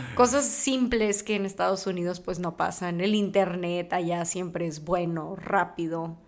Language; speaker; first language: Spanish; native; Spanish